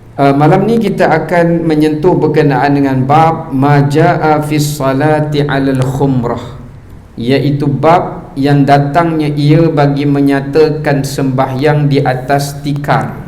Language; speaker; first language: Malay; native; Malay